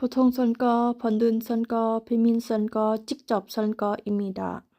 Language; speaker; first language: Korean; non-native, learner; Thai